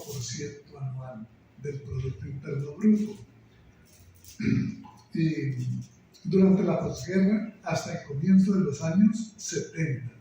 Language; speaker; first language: Spanish; native; Spanish